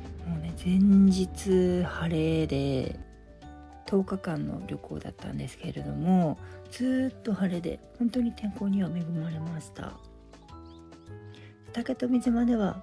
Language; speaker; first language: Japanese; native; Japanese